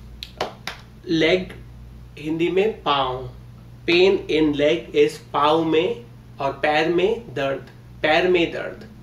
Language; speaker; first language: Hindi; native; Hindi